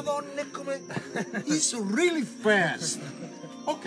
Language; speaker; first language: English; non-native, learner; Italian